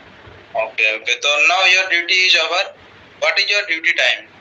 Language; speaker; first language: English; non-native, learner; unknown